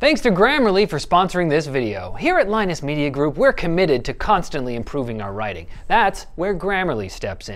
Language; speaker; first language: English; native; English